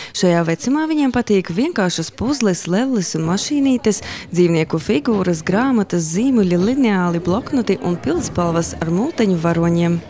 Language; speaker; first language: Latvian; non-native, local second language; Russian